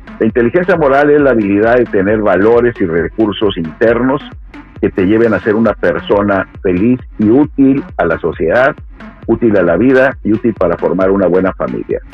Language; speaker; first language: Spanish; native; Spanish